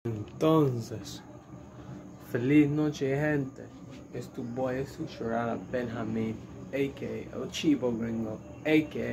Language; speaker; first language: Spanish; non-native, learner; English